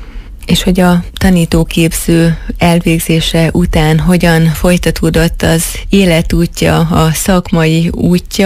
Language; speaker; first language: Hungarian; native; Hungarian